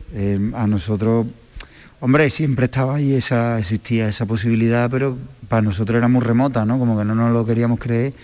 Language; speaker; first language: Spanish; native; Spanish